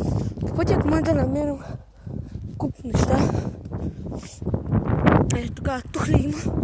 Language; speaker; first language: Bulgarian; native; Bulgarian